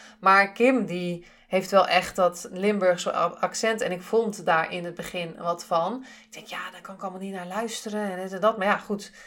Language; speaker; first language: Dutch; native; Dutch